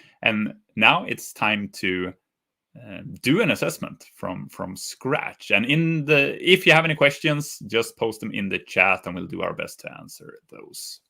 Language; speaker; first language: English; non-native, fluent; Swedish